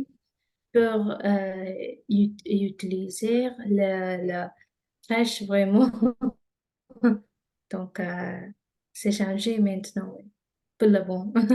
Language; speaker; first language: French; non-native, learner; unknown